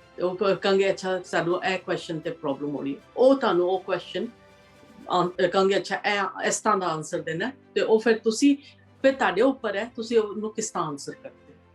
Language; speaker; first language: Punjabi; early bilingual, heritage; Punjabi